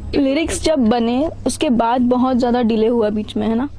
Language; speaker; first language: Hindi; non-native, local second language; Marathi